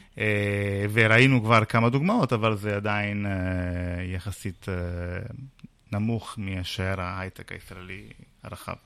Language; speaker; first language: Hebrew; non-native, fluent; Italian